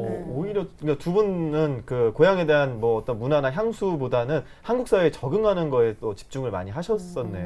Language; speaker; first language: Korean; native; Korean